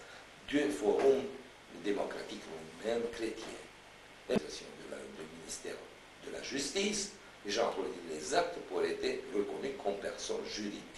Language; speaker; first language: French; non-native, fluent; Romanian